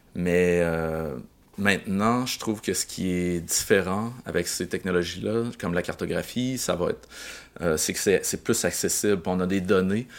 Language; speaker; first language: French; native; French